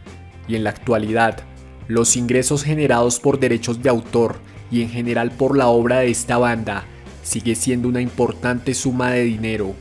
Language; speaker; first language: Spanish; native; Spanish